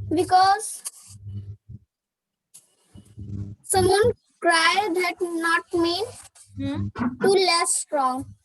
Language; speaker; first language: English; non-native, learner; Hindi